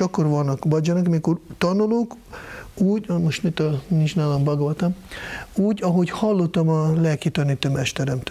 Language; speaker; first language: Hungarian; non-native, fluent; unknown